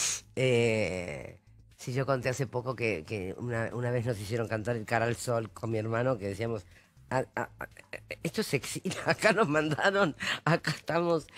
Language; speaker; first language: Spanish; native; Spanish